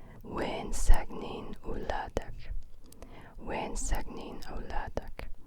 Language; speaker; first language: Arabic; non-native, learner; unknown